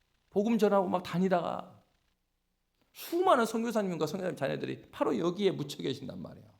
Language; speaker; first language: Korean; native; Korean